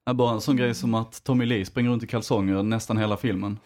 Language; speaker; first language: Swedish; native; Swedish